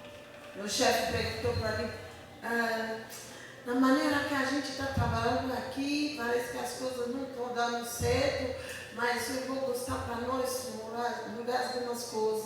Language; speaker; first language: Portuguese; non-native, learner; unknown